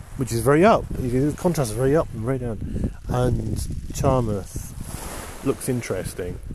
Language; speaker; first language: English; native; English